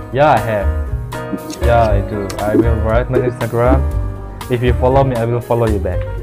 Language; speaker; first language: English; non-native, fluent; Indonesian